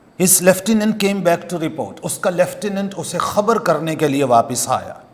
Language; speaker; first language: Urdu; non-native, local second language; Punjabi